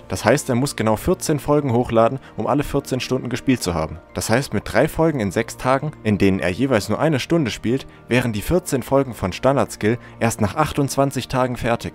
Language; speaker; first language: German; native; German